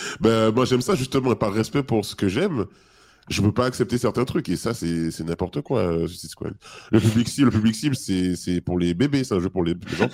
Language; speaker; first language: French; native; French